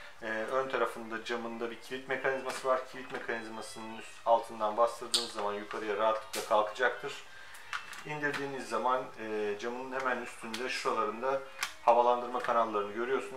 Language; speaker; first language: Turkish; native; Turkish